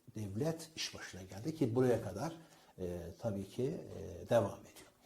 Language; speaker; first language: Turkish; non-native, fluent; Persian